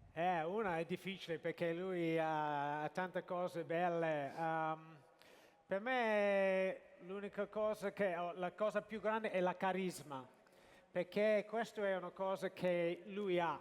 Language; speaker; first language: Italian; non-native, fluent; English